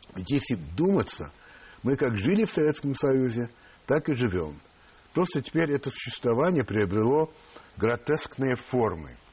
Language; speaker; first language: Russian; non-native, fluent; French